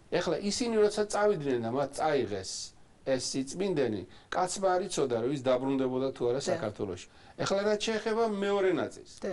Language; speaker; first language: Georgian; native; Georgian